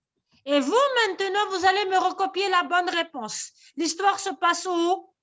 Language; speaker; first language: French; non-native, local second language; Arabic